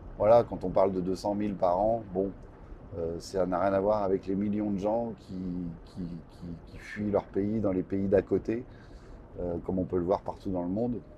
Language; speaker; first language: French; native; French